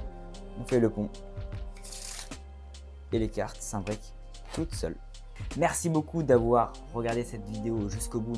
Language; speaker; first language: French; native; French